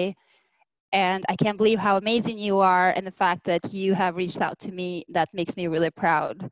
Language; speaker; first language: English; non-native, fluent; Albanian